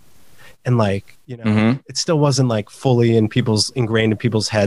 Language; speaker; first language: English; native; English